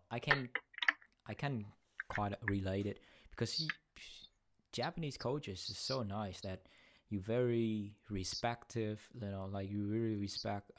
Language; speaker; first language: English; non-native, fluent; Vietnamese